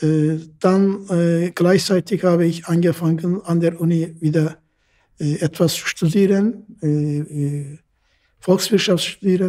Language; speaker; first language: German; non-native, fluent; Turkish